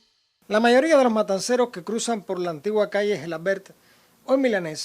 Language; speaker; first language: Spanish; native; Spanish